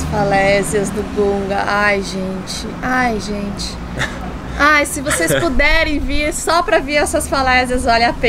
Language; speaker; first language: Portuguese; native; Portuguese